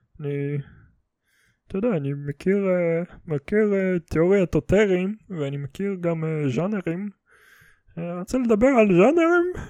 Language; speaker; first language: Hebrew; early bilingual, other home language; Russian